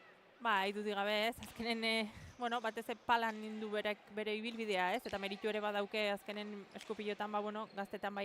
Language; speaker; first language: Basque; native; Basque